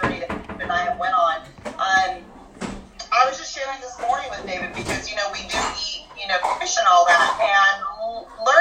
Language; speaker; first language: English; native; English